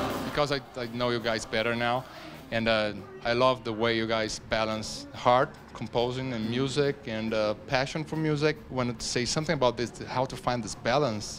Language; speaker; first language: English; non-native, fluent; Portuguese